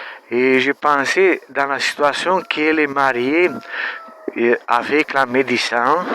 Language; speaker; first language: French; non-native, learner; Romanian